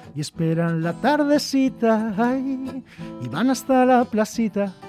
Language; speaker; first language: Spanish; native; Spanish